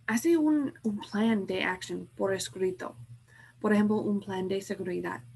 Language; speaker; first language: Spanish; non-native, fluent; English